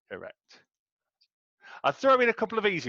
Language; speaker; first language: English; native; English